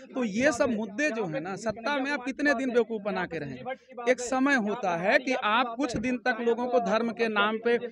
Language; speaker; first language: Hindi; native; Hindi